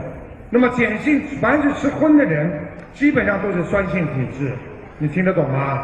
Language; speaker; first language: Chinese; native; Chinese